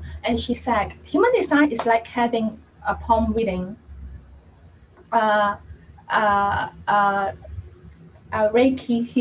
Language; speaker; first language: English; non-native, local second language; Cantonese